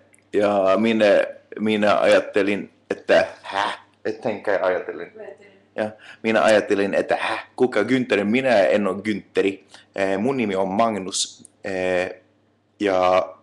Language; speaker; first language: Finnish; non-native, local second language; Swedish